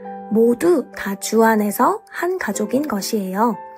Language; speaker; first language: Korean; native; Korean